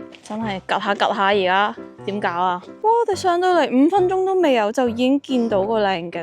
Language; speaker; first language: Cantonese; native; Cantonese